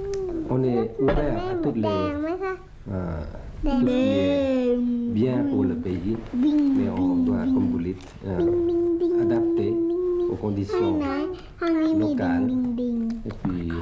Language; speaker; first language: French; early bilingual, other home language; Thai